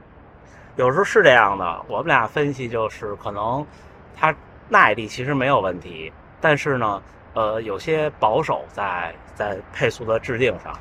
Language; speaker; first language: Chinese; native; Chinese